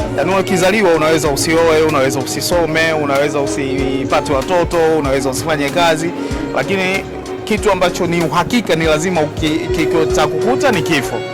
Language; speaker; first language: Swahili; native; Swahili